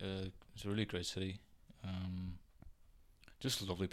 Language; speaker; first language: English; native; English